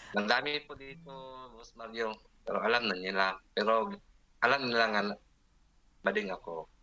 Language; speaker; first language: Filipino; non-native, local second language; Cebuano